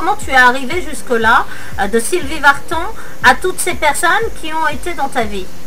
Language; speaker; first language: French; native; French